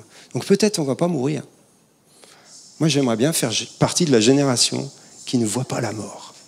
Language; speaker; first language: French; native; French